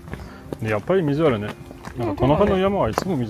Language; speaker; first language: Japanese; non-native, learner; French